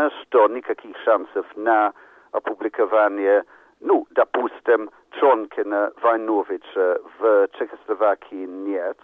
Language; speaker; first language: Russian; non-native, fluent; English